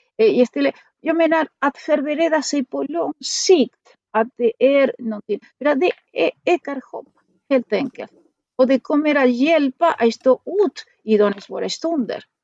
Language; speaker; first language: Swedish; non-native, fluent; Spanish